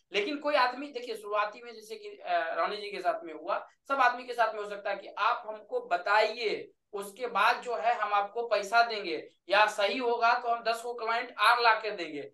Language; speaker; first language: Hindi; native; Hindi